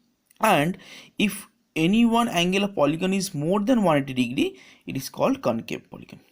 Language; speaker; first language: English; non-native, local second language; Bangla